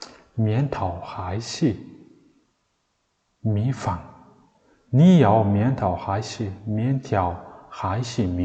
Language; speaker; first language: Chinese; non-native, learner; Mongolian